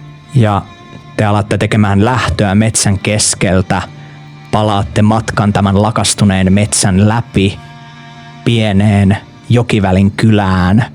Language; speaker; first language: Finnish; native; Finnish